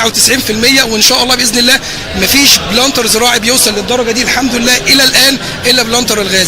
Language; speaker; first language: Arabic; native; Arabic